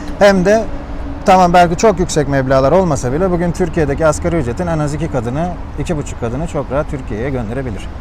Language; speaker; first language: Turkish; native; Turkish